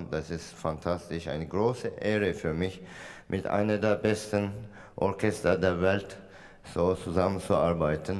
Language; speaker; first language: German; non-native, fluent; Turkish